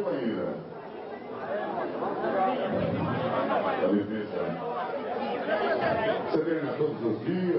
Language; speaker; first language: Portuguese; native; Portuguese